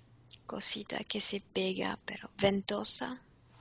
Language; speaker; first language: Spanish; non-native, fluent; French